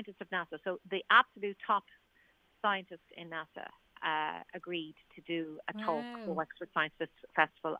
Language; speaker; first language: English; native; English